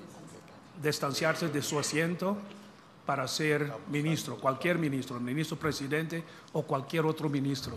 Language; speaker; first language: Spanish; non-native, fluent; English